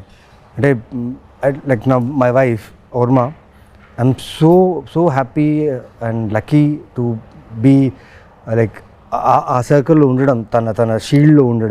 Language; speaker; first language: Telugu; native; Telugu